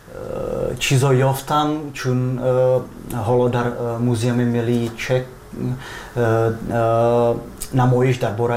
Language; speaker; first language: Persian; non-native, fluent; Czech